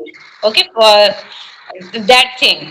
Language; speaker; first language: English; non-native, learner; Hindi